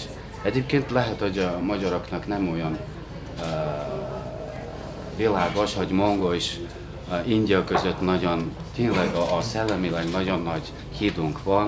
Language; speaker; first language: Hungarian; non-native, fluent; Mongolian